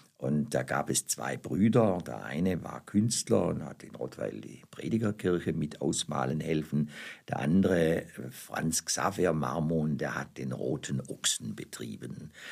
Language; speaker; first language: German; native; German